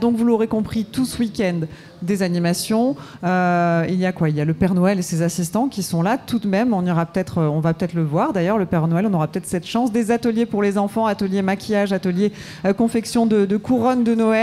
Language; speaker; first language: French; native; French